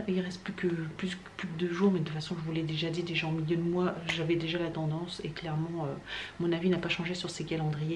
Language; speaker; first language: French; native; French